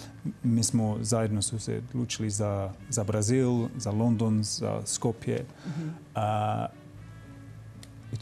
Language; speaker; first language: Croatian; non-native, fluent; English